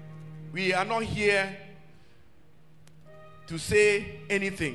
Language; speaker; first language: English; non-native, local second language; Akan